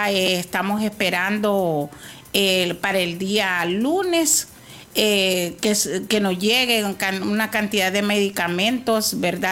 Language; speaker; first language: Spanish; native; Spanish